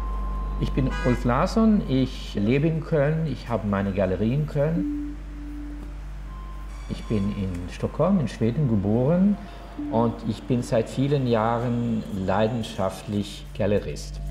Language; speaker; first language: German; non-native, fluent; Swedish